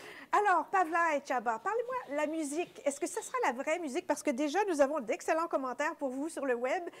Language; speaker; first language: French; native; French